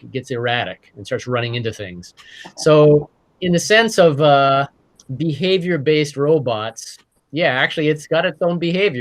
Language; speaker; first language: English; native; English